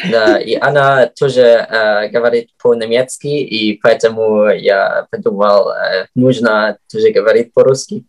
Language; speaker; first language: Russian; non-native, fluent; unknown